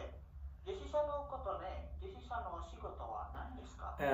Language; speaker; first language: Japanese; non-native, learner; Indonesian